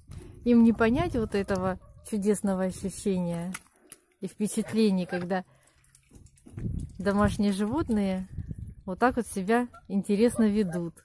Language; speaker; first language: Russian; native; Russian